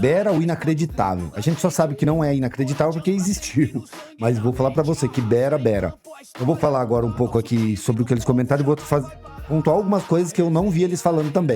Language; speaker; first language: Portuguese; native; Portuguese